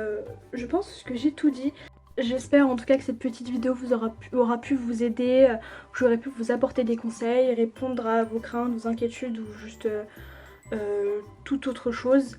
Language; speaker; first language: French; native; French